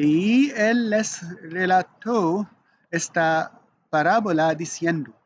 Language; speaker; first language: Spanish; non-native, learner; Arabic